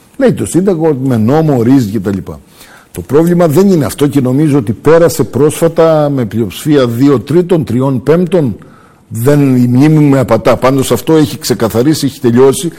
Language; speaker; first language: Greek; early bilingual, heritage; Greek